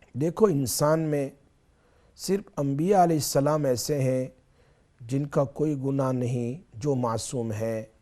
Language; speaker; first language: Urdu; native; Urdu